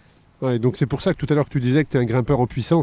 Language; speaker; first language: French; native; French